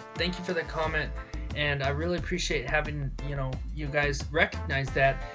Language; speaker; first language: English; native; English